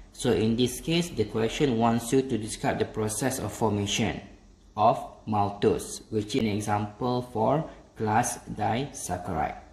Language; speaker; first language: English; non-native, local second language; Malay